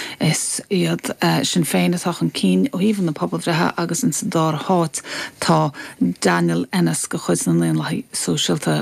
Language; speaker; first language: Irish; native; Irish